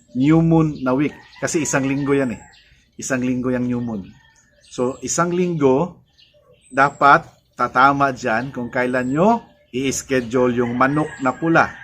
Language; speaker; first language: Filipino; non-native, local second language; Cebuano